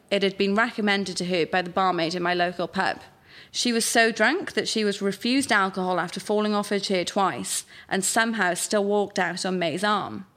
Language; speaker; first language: English; native; English